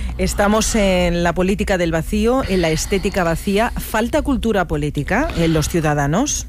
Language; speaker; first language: Spanish; native; Spanish